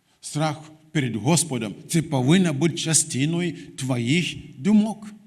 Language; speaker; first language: Ukrainian; non-native, fluent; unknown